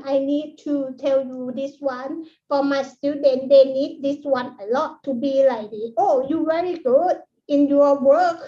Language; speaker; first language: English; non-native, learner; Thai